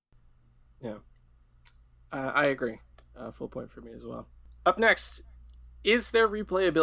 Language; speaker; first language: English; native; English